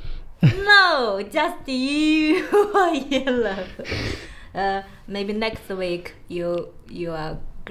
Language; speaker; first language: English; non-native, learner; Chinese